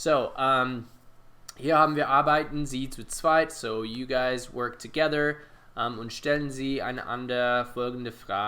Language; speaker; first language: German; non-native, fluent; English